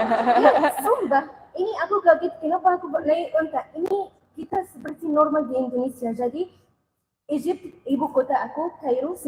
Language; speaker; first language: Indonesian; non-native, learner; Arabic